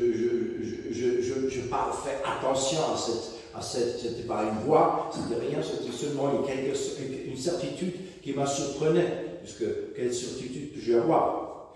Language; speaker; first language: French; non-native, fluent; German